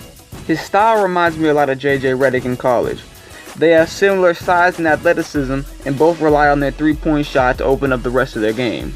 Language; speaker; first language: English; native; English